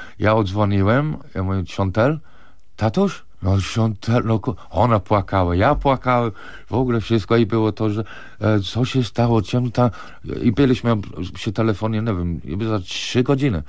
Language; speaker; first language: Polish; non-native, fluent; English